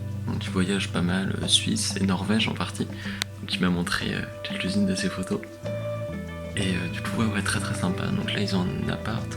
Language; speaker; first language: French; native; French